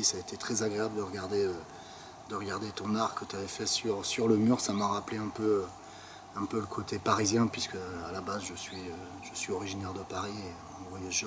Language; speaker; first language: French; native; French